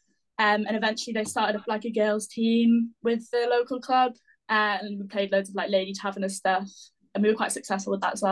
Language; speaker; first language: English; native; English